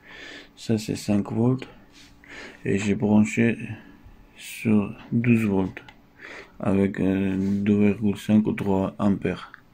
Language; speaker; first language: French; non-native, fluent; Russian